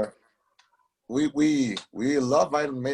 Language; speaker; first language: English; non-native, learner; Spanish